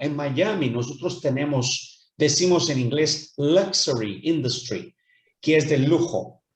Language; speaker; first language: Spanish; non-native, fluent; Portuguese